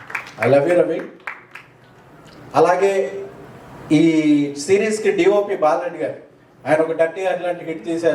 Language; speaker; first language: Telugu; native; Telugu